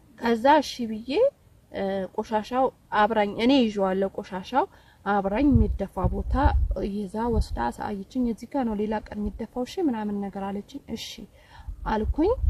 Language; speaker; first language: Amharic; native; Amharic